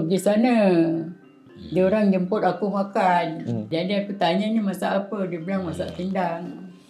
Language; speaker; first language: Malay; native; Malay